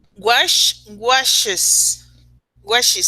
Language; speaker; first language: English; non-native, learner; Spanish